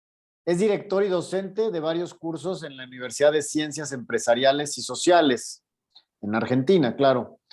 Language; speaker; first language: Spanish; native; Spanish